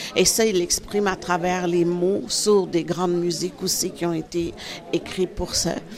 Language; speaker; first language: French; early bilingual, other home language; Haitian Creole